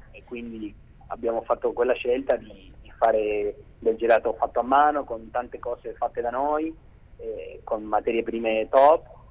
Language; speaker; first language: Italian; non-native, fluent; Spanish